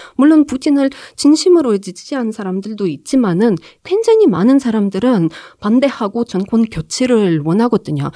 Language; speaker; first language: Korean; non-native, fluent; Ukrainian